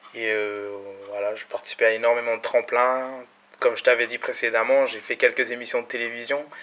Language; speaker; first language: French; early bilingual, other home language; Malagasy